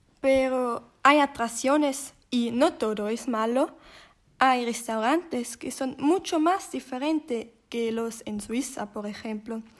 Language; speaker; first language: Spanish; non-native, learner; Swiss German